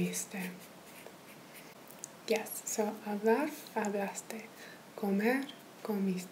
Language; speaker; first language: Spanish; non-native, fluent; English